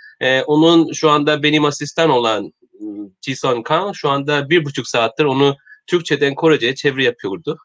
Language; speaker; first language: Turkish; non-native, learner; Korean